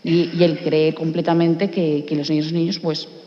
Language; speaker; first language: Spanish; non-native, local second language; Catalan